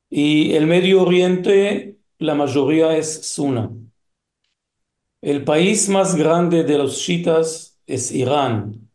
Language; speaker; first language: Spanish; non-native, fluent; Hebrew